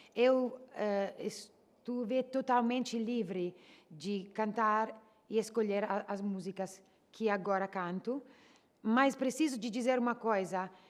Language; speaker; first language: Portuguese; non-native, fluent; Italian